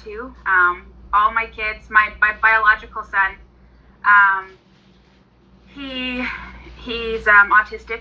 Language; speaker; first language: English; native; English